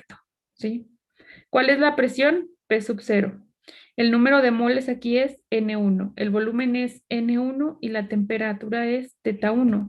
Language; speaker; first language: Spanish; native; Spanish